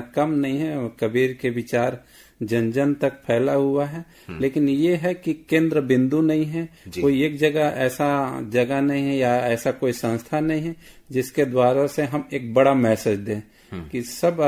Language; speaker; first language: Hindi; native; Hindi